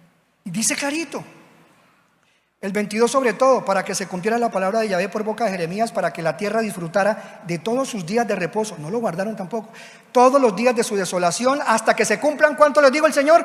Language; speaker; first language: Spanish; native; Spanish